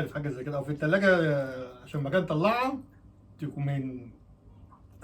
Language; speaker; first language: Arabic; native; Arabic